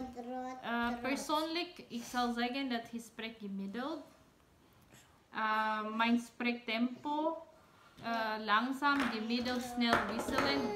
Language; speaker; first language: Dutch; non-native, learner; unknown